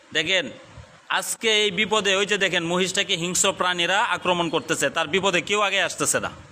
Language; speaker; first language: Bangla; native; Bangla